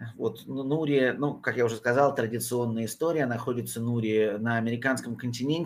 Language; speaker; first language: Russian; native; Russian